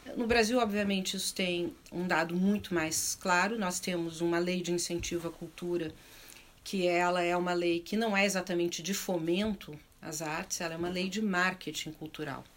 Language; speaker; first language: Portuguese; native; Portuguese